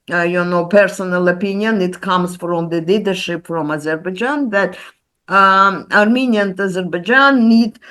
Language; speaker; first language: English; non-native, fluent; Armenian